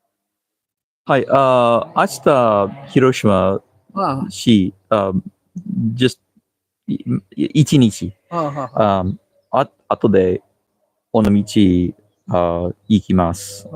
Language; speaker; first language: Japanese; non-native, learner; English